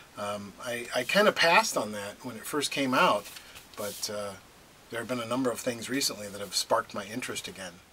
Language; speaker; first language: English; native; English